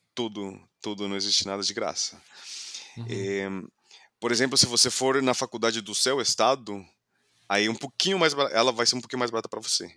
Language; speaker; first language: Portuguese; non-native, fluent; English